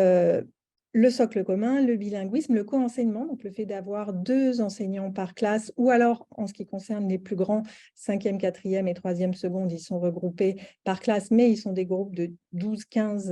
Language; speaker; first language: French; native; French